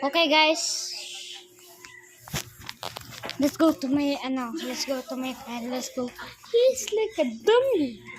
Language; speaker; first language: English; non-native, local second language; Filipino